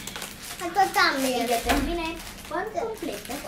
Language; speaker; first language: Spanish; early bilingual, other home language; Haitian Creole